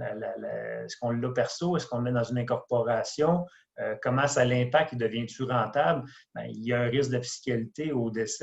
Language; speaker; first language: French; native; French